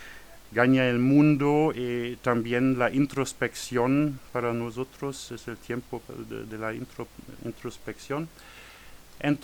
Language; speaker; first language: Spanish; non-native, learner; French